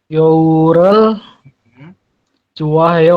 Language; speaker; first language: Korean; non-native, learner; Indonesian